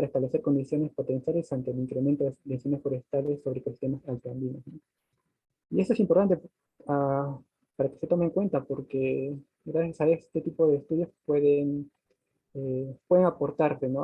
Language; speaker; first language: Spanish; native; Spanish